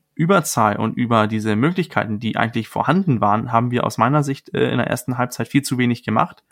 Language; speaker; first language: German; non-native, fluent; Danish